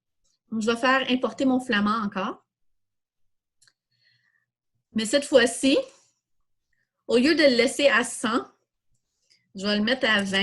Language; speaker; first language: French; native; French